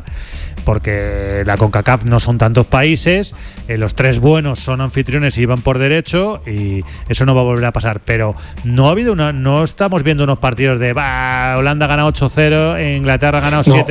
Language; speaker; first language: Spanish; native; Spanish